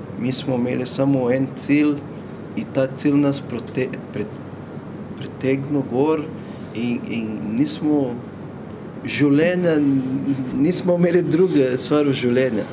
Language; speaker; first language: Slovenian; non-native, fluent; Portuguese